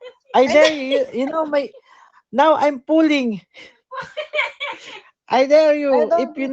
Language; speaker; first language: English; non-native, learner; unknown